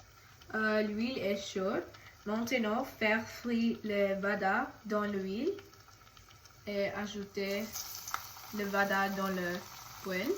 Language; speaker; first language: French; non-native, learner; Tamil